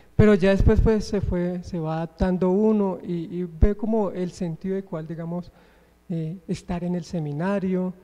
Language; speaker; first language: Spanish; native; Spanish